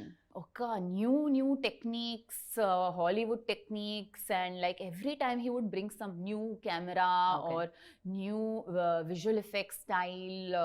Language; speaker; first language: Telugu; non-native, learner; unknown